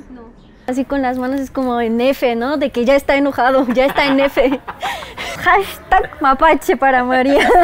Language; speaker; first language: Spanish; non-native, fluent; Bulgarian